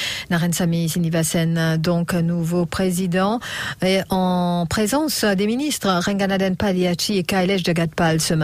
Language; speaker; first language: French; non-native, local second language; Morisyen